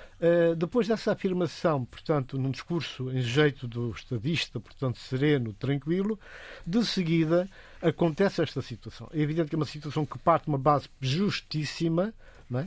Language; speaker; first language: Portuguese; non-native, local second language; Upper Guinea Crioulo